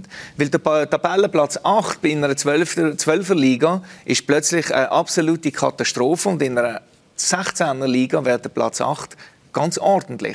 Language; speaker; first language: German; native; German